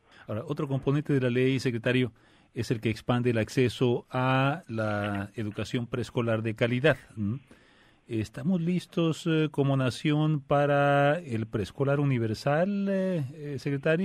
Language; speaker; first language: Spanish; native; Spanish